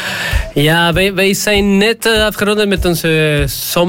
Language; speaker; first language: Dutch; non-native, learner; Spanish